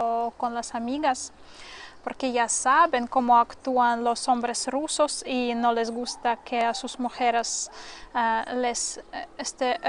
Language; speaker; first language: Spanish; non-native, fluent; Russian